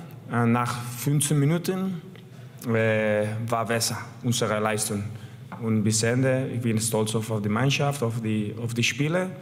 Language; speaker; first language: German; non-native, learner; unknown